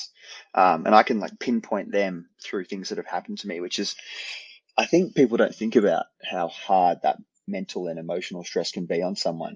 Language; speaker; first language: English; native; English